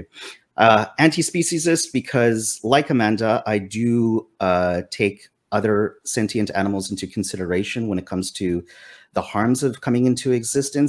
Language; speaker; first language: English; native; English